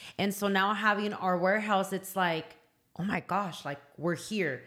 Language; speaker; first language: English; early bilingual, other home language; Spanish